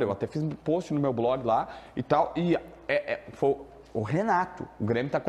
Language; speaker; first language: Portuguese; native; Portuguese